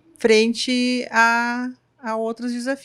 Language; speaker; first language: Portuguese; native; Portuguese